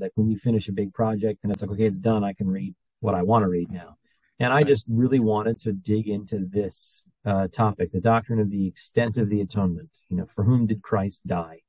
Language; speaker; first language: English; native; English